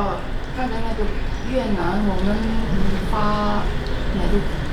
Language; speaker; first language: Chinese; non-native, fluent; Indonesian